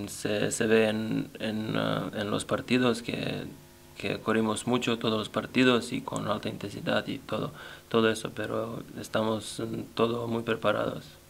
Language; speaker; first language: Spanish; non-native, learner; Serbian